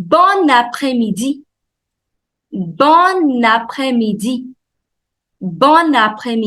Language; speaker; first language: French; non-native, fluent; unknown